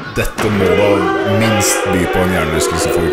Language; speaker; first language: Norwegian; native; Norwegian